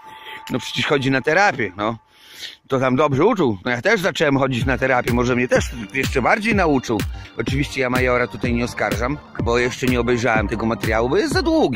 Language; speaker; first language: Polish; native; Polish